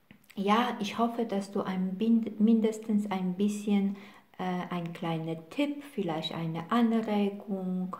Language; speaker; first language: German; non-native, fluent; Polish